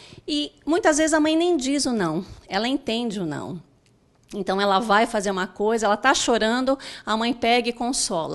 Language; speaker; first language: Portuguese; native; Portuguese